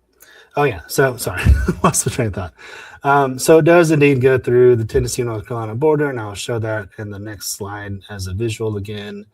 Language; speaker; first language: English; native; English